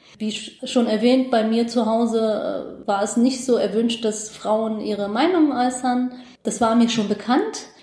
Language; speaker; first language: German; early bilingual, other home language; Kurdish